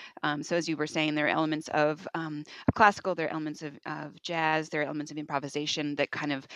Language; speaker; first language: English; native; English